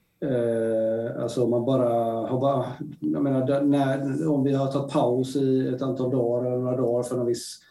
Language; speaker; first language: Swedish; native; Swedish